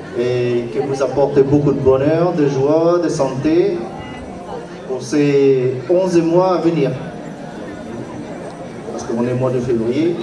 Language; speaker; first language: French; early bilingual, other home language; Hmong